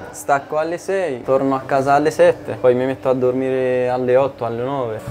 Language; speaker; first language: Italian; non-native, fluent; Arabic